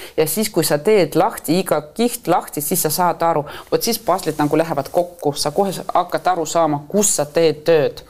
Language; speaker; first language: Estonian; non-native, local second language; Russian